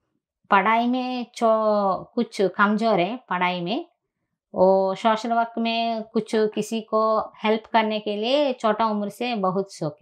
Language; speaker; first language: Hindi; non-native, local second language; Telugu